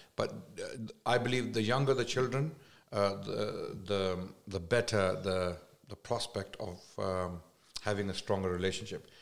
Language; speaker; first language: English; non-native, local second language; Urdu